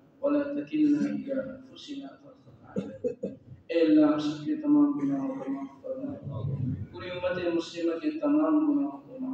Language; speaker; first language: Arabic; non-native, fluent; Urdu